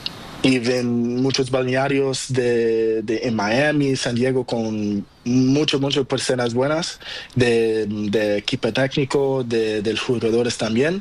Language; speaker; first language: Spanish; non-native, learner; Portuguese